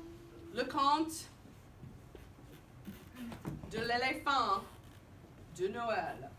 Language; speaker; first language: French; non-native, fluent; English